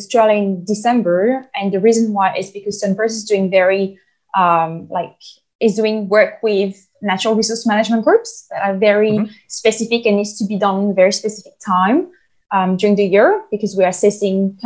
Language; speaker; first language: English; non-native, fluent; French